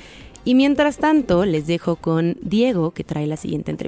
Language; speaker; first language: Spanish; native; Spanish